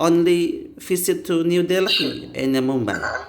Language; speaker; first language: English; non-native, learner; Indonesian